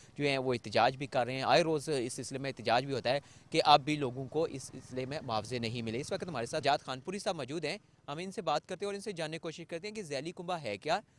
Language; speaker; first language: Urdu; non-native, local second language; Pahari-Potwari